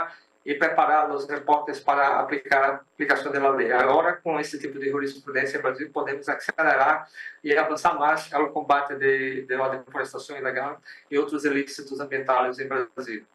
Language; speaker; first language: Spanish; non-native, fluent; Portuguese